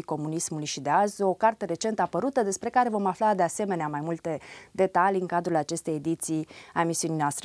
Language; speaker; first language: Romanian; native; Romanian